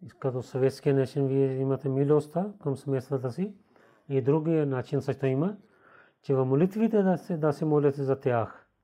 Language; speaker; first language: Bulgarian; non-native, learner; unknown